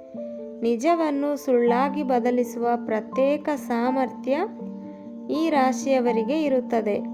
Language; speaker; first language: Kannada; native; Kannada